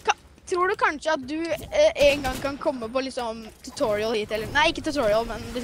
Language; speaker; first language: Norwegian; native; Norwegian